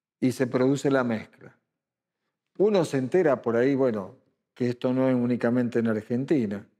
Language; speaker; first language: Spanish; native; Spanish